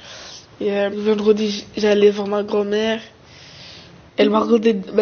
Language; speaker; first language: French; early bilingual, other home language; Arabic